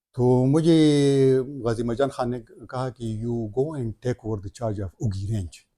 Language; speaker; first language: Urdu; non-native, local second language; Pashto